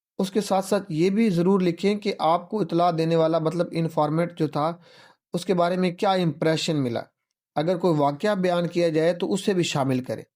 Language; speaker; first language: Urdu; non-native, local second language; Punjabi